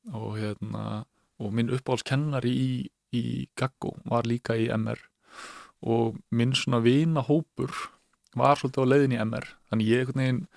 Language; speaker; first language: Icelandic; native; Icelandic